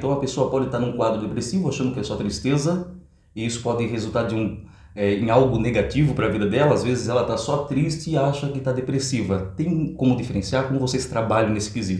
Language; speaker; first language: Portuguese; native; Portuguese